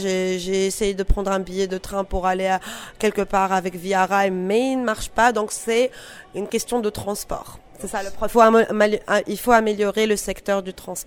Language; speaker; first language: French; non-native, local second language; Arabic